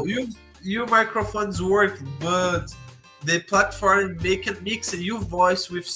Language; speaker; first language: English; non-native, learner; Portuguese